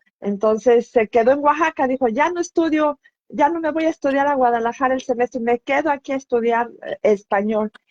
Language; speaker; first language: Spanish; native; Spanish